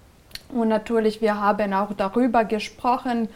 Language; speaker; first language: German; non-native, fluent; Serbian